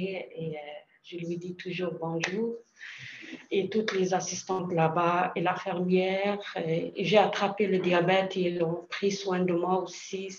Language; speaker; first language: French; non-native, learner; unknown